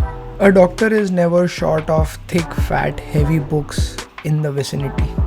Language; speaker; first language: English; non-native, local second language; Hindi